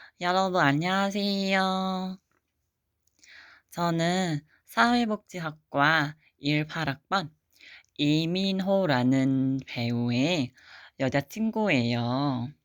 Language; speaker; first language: Korean; non-native, fluent; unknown